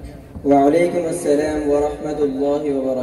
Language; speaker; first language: Arabic; non-native, learner; Urdu